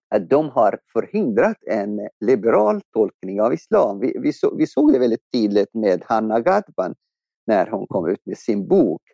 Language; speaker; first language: Swedish; non-native, fluent; Arabic